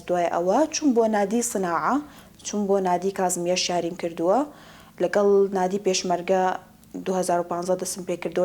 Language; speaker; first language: Central Kurdish; non-native, local second language; Arabic